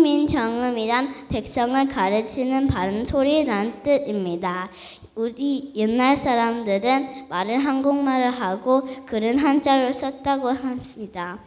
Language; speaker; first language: Korean; early bilingual, heritage; Korean